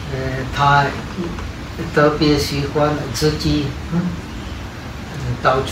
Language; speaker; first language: Chinese; non-native, fluent; Czech